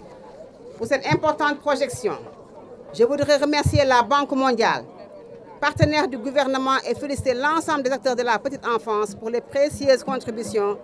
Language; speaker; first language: French; non-native, local second language; Wolof